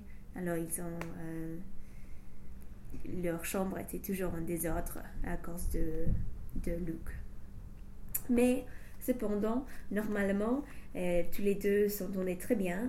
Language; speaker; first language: French; non-native, fluent; English